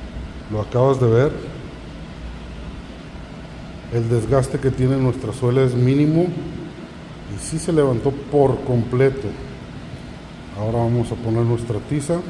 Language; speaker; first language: Spanish; native; Spanish